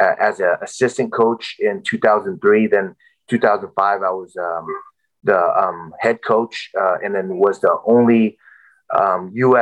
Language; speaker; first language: English; native; English